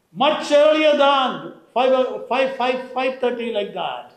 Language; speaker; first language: English; non-native, local second language; Malayalam